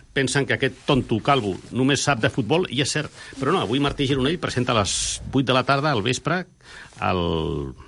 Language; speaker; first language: Catalan; non-native, local second language; Spanish